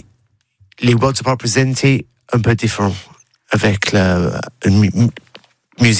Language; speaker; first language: French; non-native, learner; English